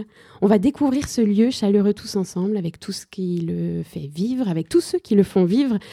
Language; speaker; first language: French; native; French